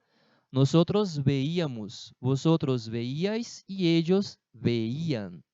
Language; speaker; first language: Spanish; non-native, fluent; Portuguese